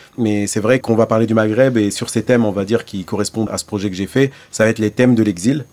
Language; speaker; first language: French; non-native, local second language; Arabic